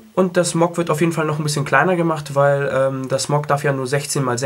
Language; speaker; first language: German; native; German